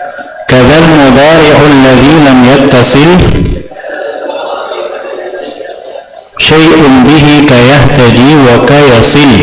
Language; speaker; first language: Arabic; non-native, fluent; Indonesian